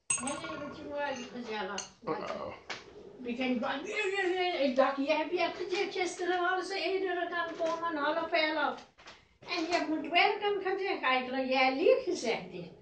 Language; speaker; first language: Dutch; non-native, learner; Nepali